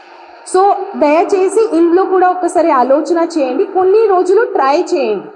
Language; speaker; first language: Telugu; non-native, fluent; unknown